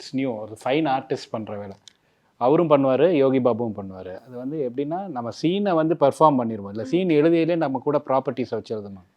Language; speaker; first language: Tamil; native; Tamil